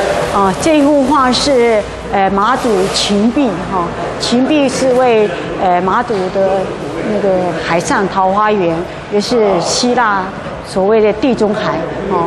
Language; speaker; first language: Chinese; native; Chinese